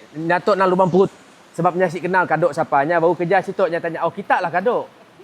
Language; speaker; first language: Malay; native; Malay